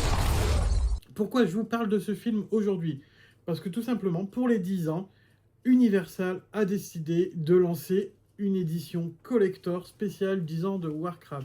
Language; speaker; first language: French; native; French